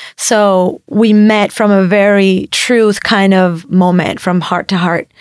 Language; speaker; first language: English; non-native, fluent; Spanish